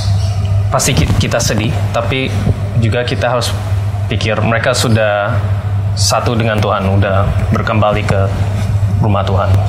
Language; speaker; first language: Indonesian; early bilingual, heritage; English